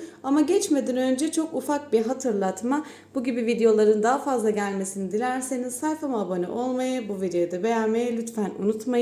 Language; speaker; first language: Turkish; native; Turkish